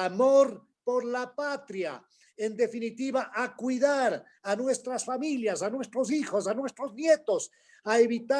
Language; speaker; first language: Spanish; native; Spanish